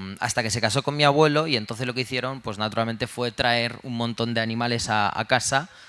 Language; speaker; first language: Spanish; early bilingual, other home language; Romanian